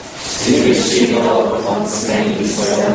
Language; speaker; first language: Korean; non-native, learner; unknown